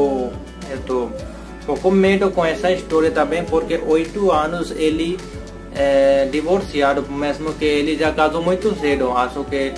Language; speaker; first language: Portuguese; non-native, learner; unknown